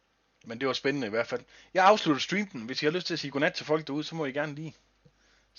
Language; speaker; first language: Danish; native; Danish